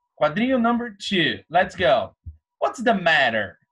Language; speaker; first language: English; non-native, fluent; Portuguese